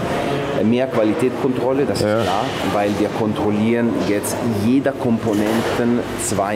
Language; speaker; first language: German; non-native, fluent; Italian